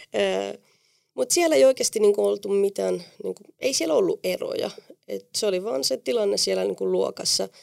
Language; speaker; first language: Finnish; non-native, fluent; Spanish